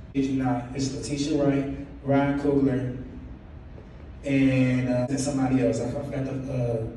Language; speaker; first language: English; native; English